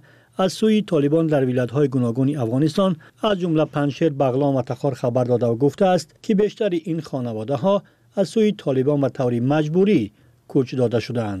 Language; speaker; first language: Persian; native; Persian